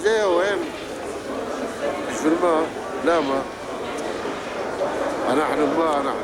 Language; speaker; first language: Hebrew; non-native, local second language; Arabic